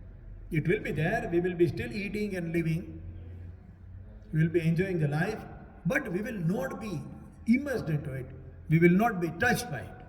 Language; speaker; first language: English; non-native, local second language; Hindi